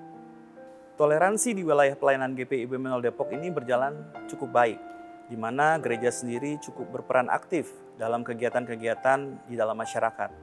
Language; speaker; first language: Indonesian; native; Indonesian